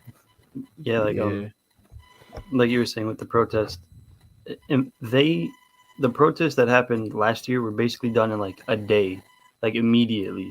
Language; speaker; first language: English; native; English